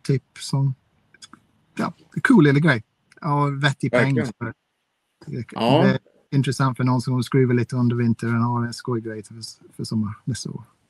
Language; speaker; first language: Swedish; non-native, fluent; English